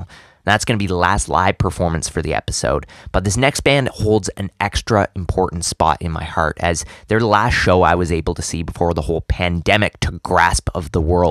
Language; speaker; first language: English; native; English